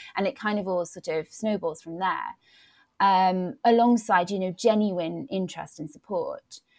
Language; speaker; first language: English; non-native, local second language; Welsh